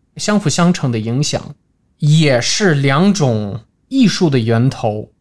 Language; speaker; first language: Chinese; non-native, fluent; English